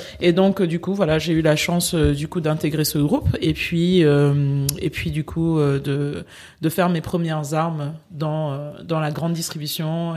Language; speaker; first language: French; native; French